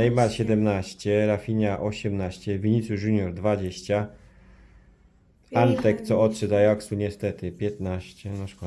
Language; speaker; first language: Polish; early bilingual, heritage; Polish